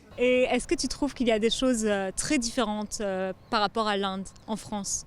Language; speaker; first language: French; native; French